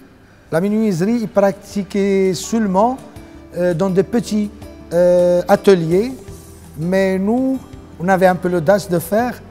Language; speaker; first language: French; non-native, local second language; Arabic